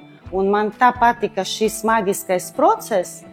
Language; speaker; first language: Latvian; non-native, local second language; Russian